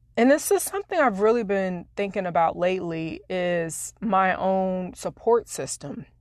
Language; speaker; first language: English; native; English